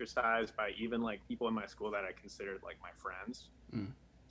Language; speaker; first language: English; native; English